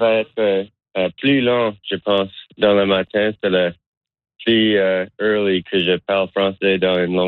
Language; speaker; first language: French; non-native, learner; English